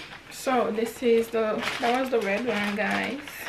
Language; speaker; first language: English; non-native, fluent; Haitian Creole